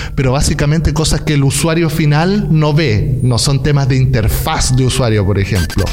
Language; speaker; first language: Spanish; native; Spanish